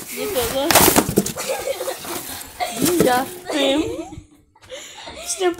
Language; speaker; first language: Russian; non-native, local second language; Polish